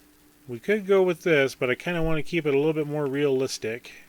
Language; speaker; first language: English; native; English